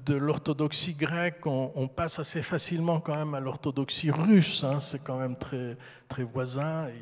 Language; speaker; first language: French; early bilingual, heritage; French